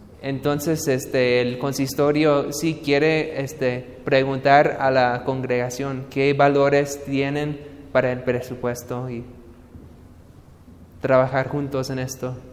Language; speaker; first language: Spanish; non-native, fluent; English